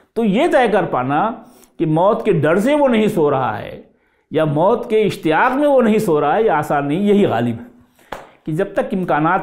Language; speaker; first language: Hindi; native; Hindi